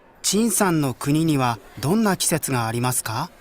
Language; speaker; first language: Japanese; non-native, learner; Indonesian